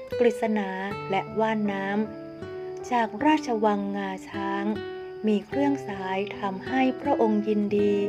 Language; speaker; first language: Thai; native; Thai